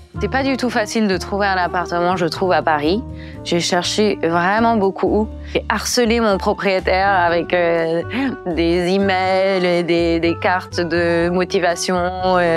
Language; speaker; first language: French; non-native, fluent; Portuguese